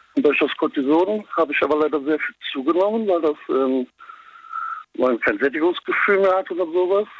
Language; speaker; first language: German; native; German